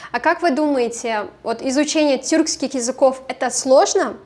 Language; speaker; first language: Russian; non-native, local second language; Kazakh